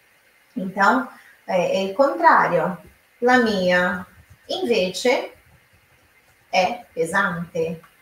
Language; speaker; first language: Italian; non-native, fluent; Portuguese